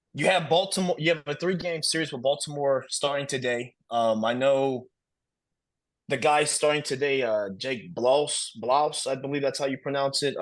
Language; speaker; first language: English; native; English